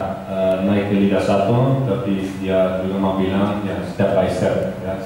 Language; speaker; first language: Indonesian; non-native, fluent; Dutch